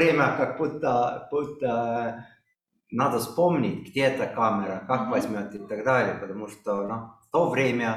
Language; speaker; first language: Russian; non-native, local second language; Estonian